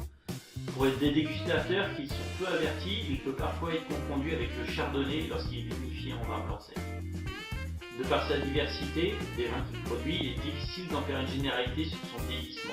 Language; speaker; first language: French; native; French